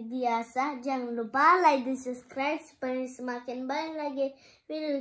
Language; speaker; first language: Indonesian; early bilingual, heritage; Indonesian